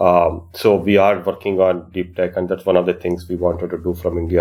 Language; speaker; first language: English; non-native, local second language; Kannada